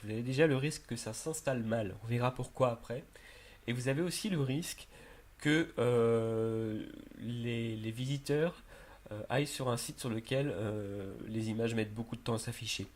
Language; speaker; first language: French; native; French